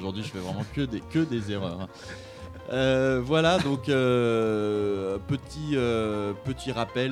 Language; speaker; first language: French; native; French